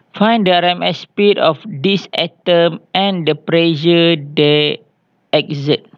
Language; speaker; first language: English; non-native, local second language; Malay